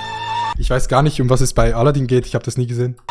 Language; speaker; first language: German; native; German